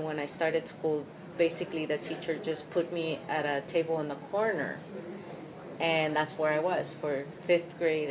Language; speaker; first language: English; early bilingual, other home language; Spanish